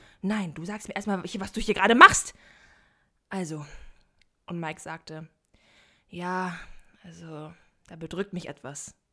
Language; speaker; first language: German; native; German